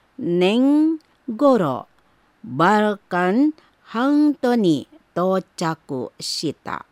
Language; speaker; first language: Japanese; non-native, learner; Indonesian